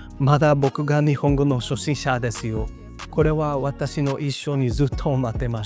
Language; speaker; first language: Japanese; non-native, learner; English